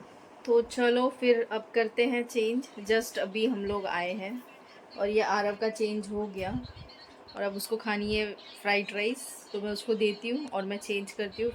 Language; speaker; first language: Hindi; native; Hindi